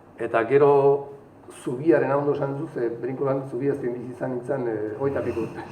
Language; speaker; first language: Basque; native; Basque